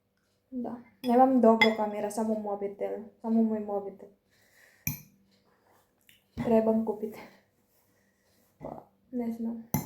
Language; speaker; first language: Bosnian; non-native, learner; Filipino